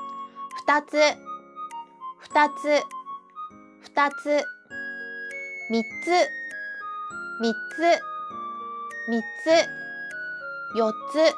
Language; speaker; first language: Japanese; native; Japanese